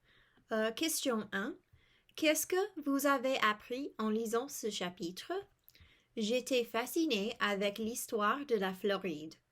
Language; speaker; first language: French; non-native, fluent; English